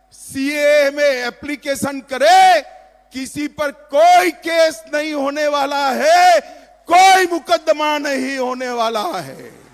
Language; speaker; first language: Hindi; non-native, local second language; Gujarati